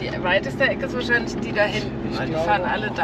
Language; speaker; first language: German; native; German